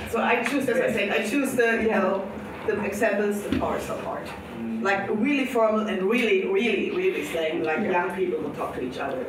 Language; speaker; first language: English; non-native, fluent; German